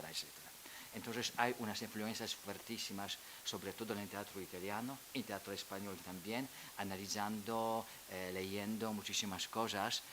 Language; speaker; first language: Spanish; non-native, fluent; Polish